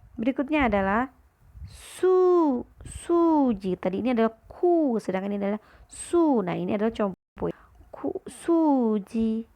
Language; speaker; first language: Indonesian; native; Indonesian